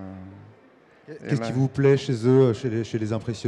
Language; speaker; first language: French; native; French